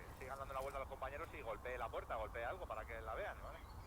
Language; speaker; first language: Spanish; native; Spanish